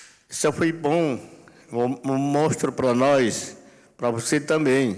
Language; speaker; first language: Portuguese; non-native, local second language; Yanomámi